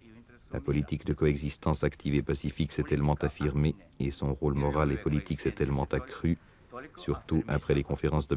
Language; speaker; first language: French; native; French